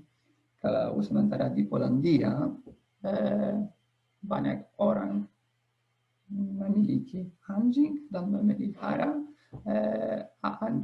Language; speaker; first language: Indonesian; non-native, fluent; Polish